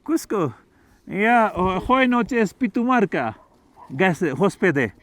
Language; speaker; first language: Spanish; non-native, learner; Hindi